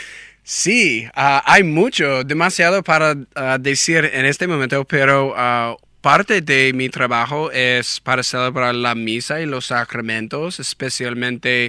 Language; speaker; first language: Spanish; non-native, learner; English